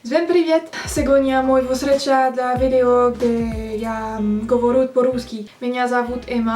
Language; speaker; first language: Russian; non-native, learner; French